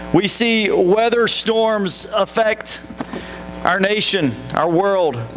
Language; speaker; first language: English; native; English